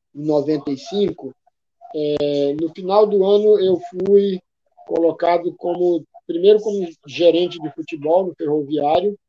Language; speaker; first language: Portuguese; native; Portuguese